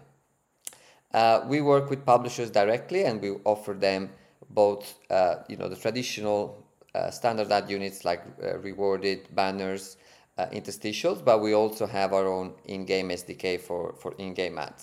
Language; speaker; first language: English; non-native, fluent; Italian